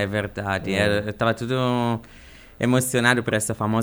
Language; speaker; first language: Portuguese; non-native, fluent; Italian